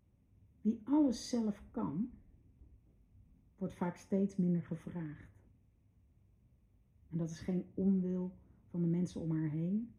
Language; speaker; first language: Dutch; native; Dutch